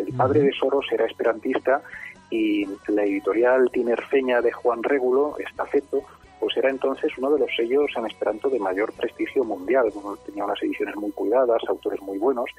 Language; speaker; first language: Spanish; native; Spanish